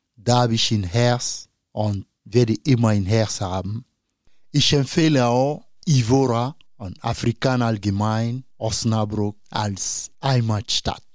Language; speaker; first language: German; non-native, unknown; Dyula